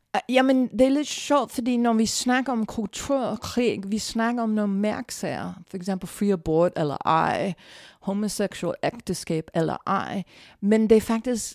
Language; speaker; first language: Danish; non-native, fluent; English